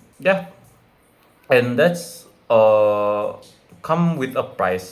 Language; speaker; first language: English; non-native, fluent; Indonesian